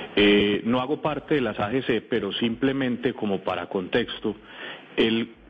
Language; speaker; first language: Spanish; native; Spanish